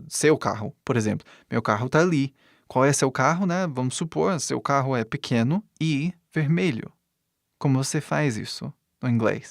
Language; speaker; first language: Portuguese; non-native, fluent; English